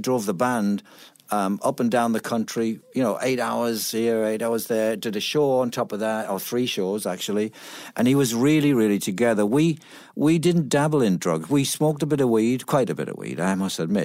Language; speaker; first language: English; native; English